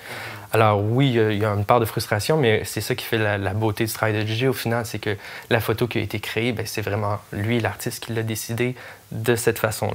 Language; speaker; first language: French; native; French